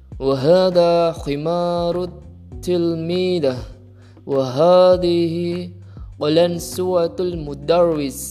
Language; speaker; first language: Arabic; non-native, learner; Indonesian